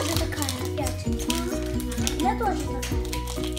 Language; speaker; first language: Russian; early bilingual, heritage; Russian